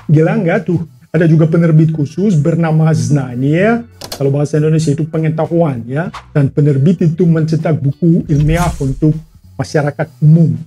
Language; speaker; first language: Indonesian; non-native, fluent; Russian